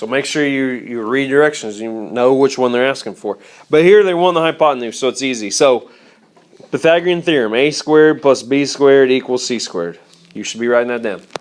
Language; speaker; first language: English; native; English